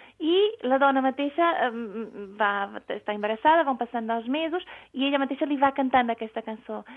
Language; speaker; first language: Catalan; non-native, fluent; Portuguese